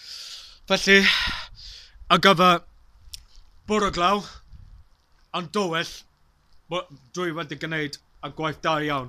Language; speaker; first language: Welsh; non-native, learner; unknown